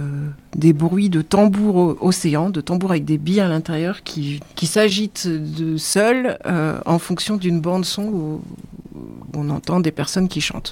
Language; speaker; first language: French; native; French